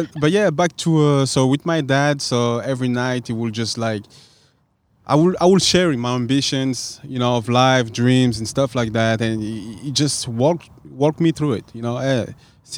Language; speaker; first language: English; non-native, fluent; French